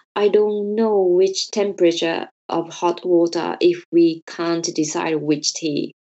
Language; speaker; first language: English; non-native, learner; Japanese